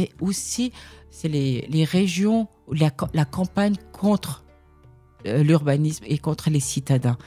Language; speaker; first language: French; early bilingual, other home language; Persian